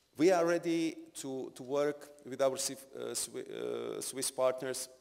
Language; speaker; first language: English; non-native, fluent; Slovak